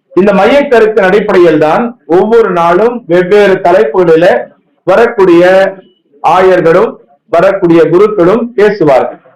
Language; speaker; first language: Tamil; native; Tamil